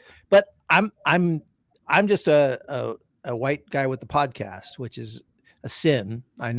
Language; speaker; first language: English; native; English